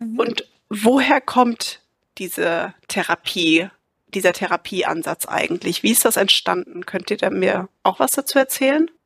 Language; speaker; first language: German; native; German